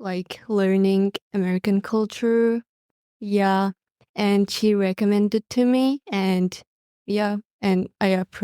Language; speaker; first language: English; non-native, learner; Mongolian